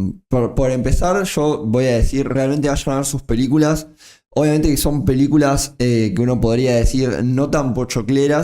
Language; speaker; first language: Spanish; native; Spanish